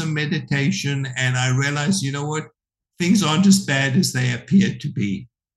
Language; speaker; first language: English; native; English